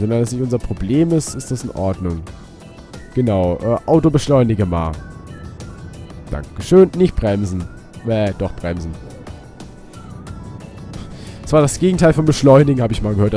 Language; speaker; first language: German; native; German